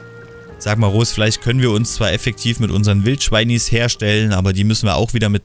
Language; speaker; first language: German; native; German